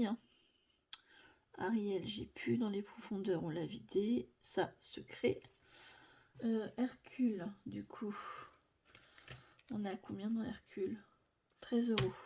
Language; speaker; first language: French; native; French